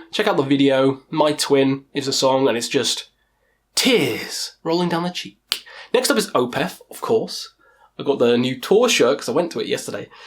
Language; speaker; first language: English; native; English